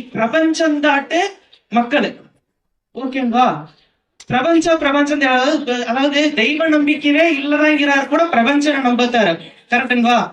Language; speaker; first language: Tamil; non-native, local second language; Kannada